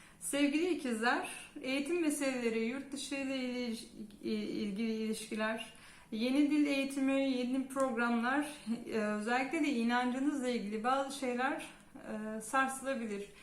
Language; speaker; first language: Turkish; native; Turkish